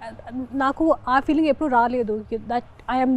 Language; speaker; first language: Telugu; non-native, local second language; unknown